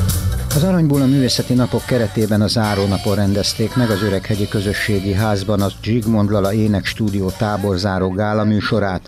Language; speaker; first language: Hungarian; native; Hungarian